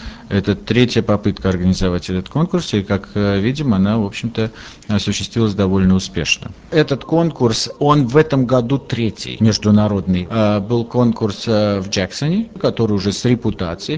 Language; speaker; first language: Russian; native; Russian